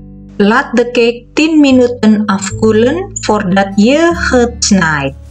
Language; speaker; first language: Dutch; non-native, fluent; Indonesian